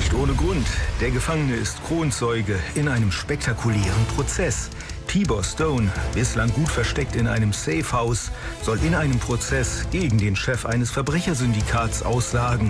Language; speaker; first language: German; native; German